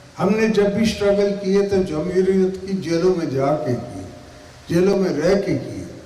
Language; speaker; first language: Urdu; non-native, local second language; Saraiki